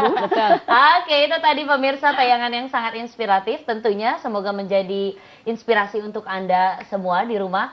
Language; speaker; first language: Indonesian; native; Indonesian